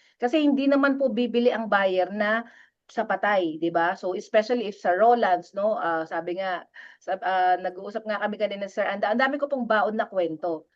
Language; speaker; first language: Filipino; non-native, local second language; Pampanga